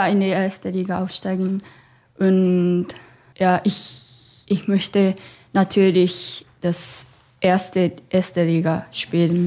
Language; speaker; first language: German; non-native, learner; Japanese